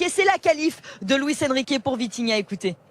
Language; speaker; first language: French; native; French